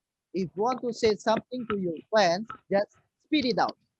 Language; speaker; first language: English; non-native, fluent; Indonesian